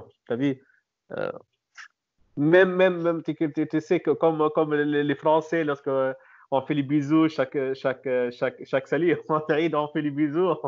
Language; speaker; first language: French; non-native, local second language; Arabic